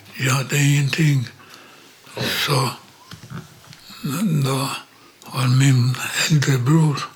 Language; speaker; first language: Swedish; non-native, learner; Polish